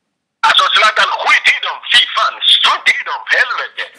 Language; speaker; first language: Swedish; non-native, fluent; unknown